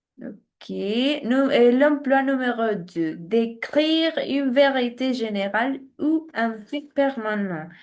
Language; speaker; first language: French; non-native, learner; Spanish